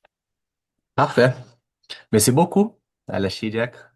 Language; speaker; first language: French; non-native, learner; Portuguese